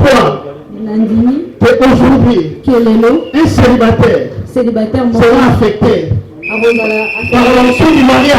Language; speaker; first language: French; non-native, local second language; Lingala